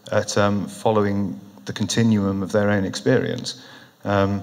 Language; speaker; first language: English; native; English